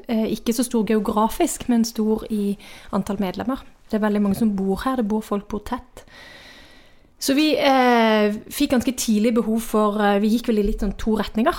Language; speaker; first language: Norwegian; native; Norwegian